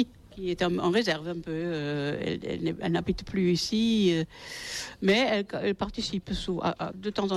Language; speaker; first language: French; native; French